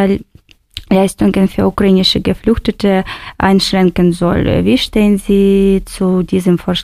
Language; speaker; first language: German; non-native, fluent; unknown